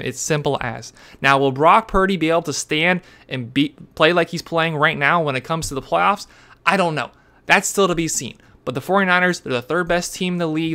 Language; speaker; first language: English; native; English